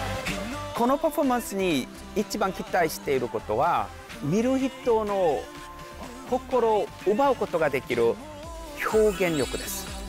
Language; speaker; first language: Japanese; non-native, learner; Korean